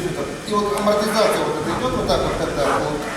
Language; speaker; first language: Russian; native; Russian